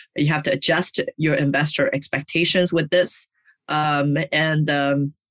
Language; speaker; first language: English; early bilingual, other home language; Chinese